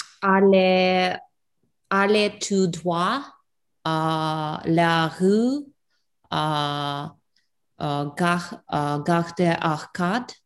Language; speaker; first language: French; non-native, learner; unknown